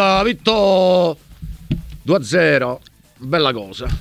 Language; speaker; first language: Italian; native; Italian